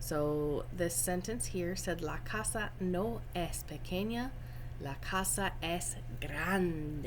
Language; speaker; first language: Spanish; non-native, fluent; English